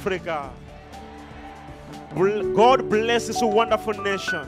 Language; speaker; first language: English; non-native, local second language; Tumbuka